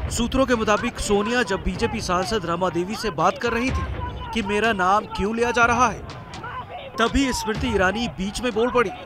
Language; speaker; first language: Hindi; native; Hindi